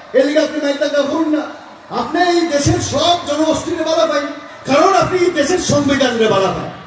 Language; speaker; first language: Bangla; native; Bangla